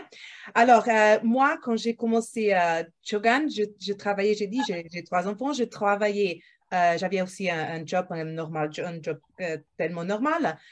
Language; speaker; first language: French; non-native, fluent; Portuguese